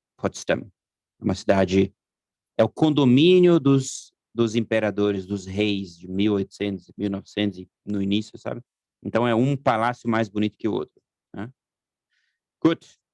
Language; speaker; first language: Portuguese; non-native, fluent; German